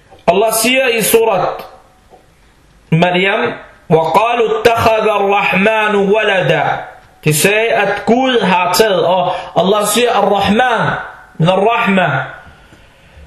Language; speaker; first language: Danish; non-native, fluent; Arabic